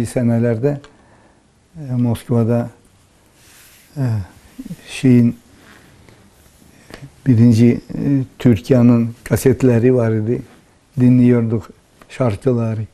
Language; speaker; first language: Turkish; early bilingual, heritage; Turkish